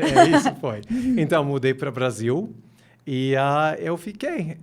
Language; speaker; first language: Portuguese; non-native, fluent; English